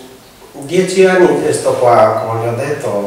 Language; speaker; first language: Italian; non-native, fluent; Spanish